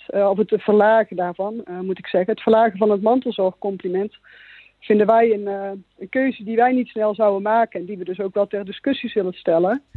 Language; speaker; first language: Dutch; native; Dutch